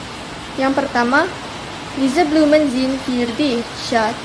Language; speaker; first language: German; non-native, learner; Indonesian